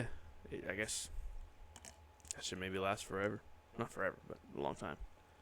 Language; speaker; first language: English; native; English